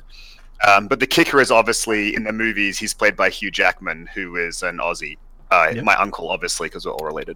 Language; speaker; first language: English; native; English